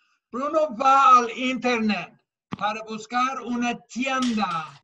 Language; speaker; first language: Spanish; non-native, fluent; English